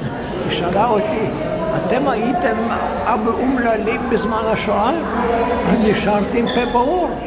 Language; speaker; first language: Hebrew; non-native, fluent; Yiddish